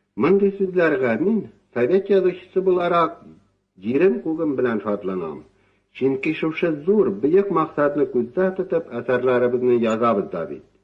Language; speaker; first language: Tatar; native; Tatar